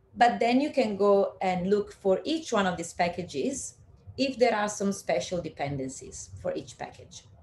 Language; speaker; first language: English; non-native, fluent; Italian